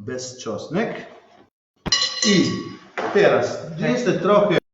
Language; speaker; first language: Polish; non-native, learner; Italian